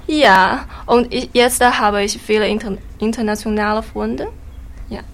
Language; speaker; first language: German; non-native, learner; Chinese